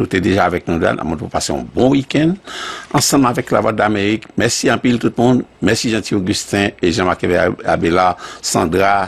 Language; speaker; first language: French; early bilingual, heritage; Haitian Creole